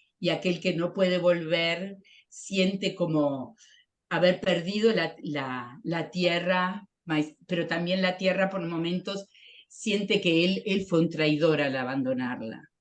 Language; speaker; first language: Spanish; native; Spanish